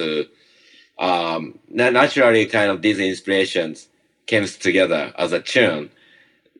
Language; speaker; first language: English; non-native, learner; Japanese